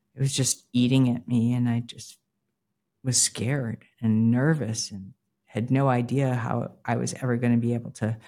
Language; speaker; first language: English; native; English